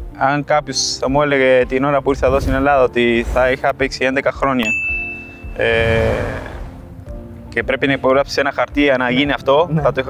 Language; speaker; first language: Greek; non-native, fluent; Spanish